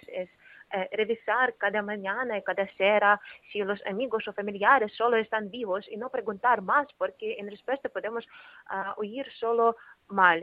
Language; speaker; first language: Spanish; non-native, learner; Ukrainian